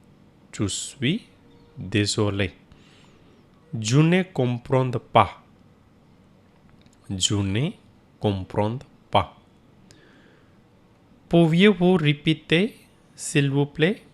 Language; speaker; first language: French; non-native, fluent; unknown